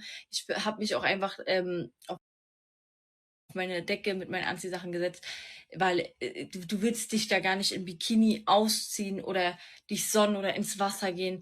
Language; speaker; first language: German; native; German